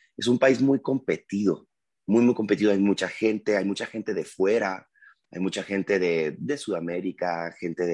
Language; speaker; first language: Spanish; native; Spanish